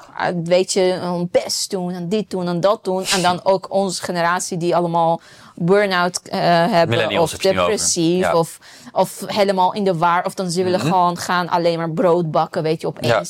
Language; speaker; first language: Dutch; non-native, fluent; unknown